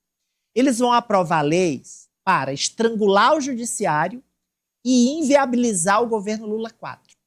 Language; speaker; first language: Portuguese; native; Portuguese